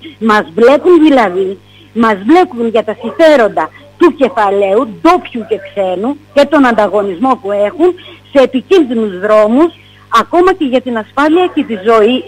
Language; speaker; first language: Greek; native; Greek